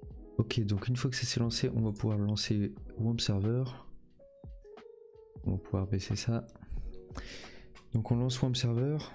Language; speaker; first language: French; native; French